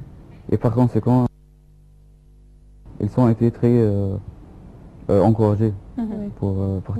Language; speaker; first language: French; non-native, fluent; Arabic